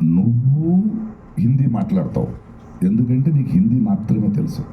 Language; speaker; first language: Telugu; non-native, local second language; Kannada